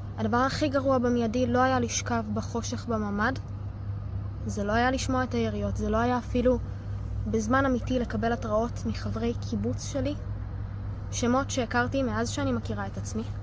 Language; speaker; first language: Hebrew; native; Hebrew